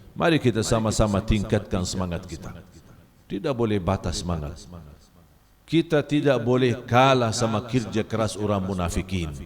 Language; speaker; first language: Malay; non-native, fluent; Arabic